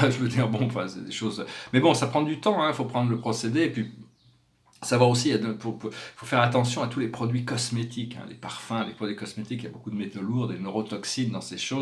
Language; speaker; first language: French; native; French